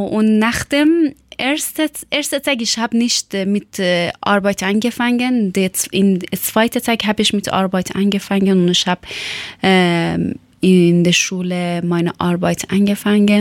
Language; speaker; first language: German; non-native, learner; Persian